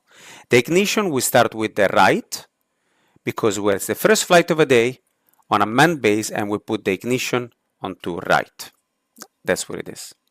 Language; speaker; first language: English; non-native, fluent; Italian